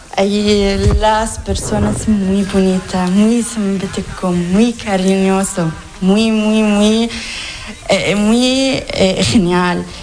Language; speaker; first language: Spanish; non-native, learner; Arabic